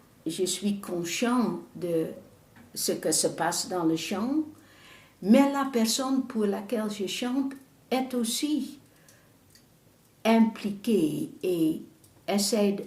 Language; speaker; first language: French; non-native, fluent; Dutch